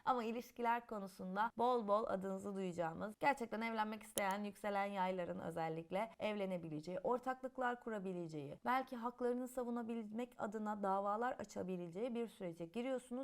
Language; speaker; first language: Turkish; native; Turkish